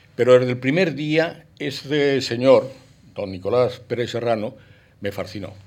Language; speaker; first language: Spanish; native; Spanish